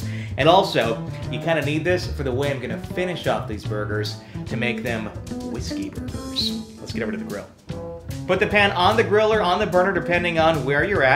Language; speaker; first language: English; native; English